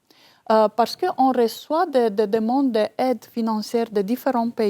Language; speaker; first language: French; non-native, fluent; Romanian